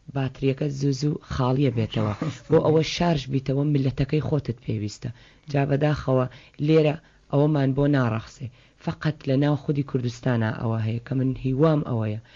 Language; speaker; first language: Central Kurdish; native; Central Kurdish